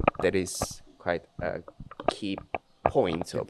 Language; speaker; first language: English; non-native, fluent; Korean